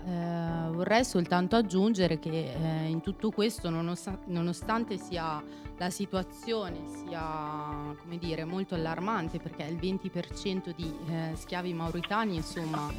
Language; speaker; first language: Italian; native; Italian